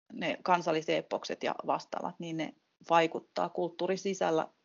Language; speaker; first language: Finnish; native; Finnish